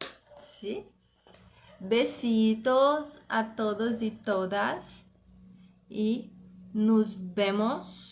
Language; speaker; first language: Spanish; non-native, fluent; Portuguese